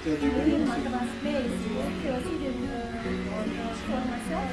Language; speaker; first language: French; non-native, local second language; Malagasy